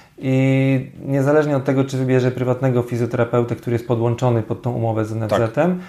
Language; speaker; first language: Polish; native; Polish